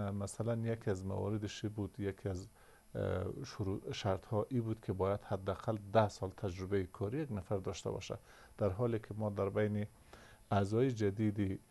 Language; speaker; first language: Persian; native; Persian